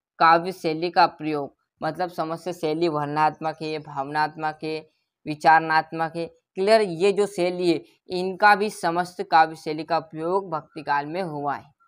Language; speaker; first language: Hindi; native; Hindi